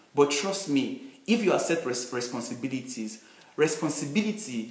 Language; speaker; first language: English; non-native, local second language; Yoruba